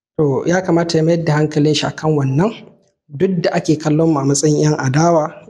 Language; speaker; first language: Hausa; native; Hausa